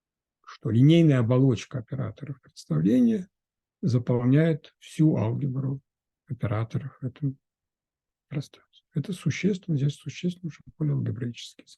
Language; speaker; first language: Russian; native; Russian